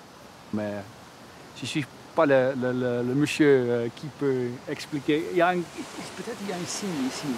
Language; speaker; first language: French; non-native, learner; Dutch